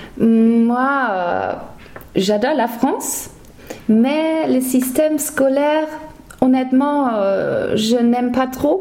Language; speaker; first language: French; non-native, fluent; German